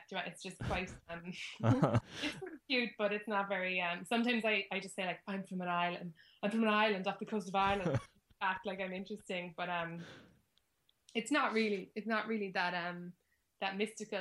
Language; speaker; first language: English; native; English